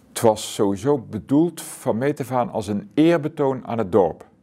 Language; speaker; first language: Dutch; native; Dutch